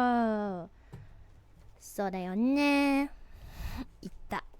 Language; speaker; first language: Japanese; non-native, learner; English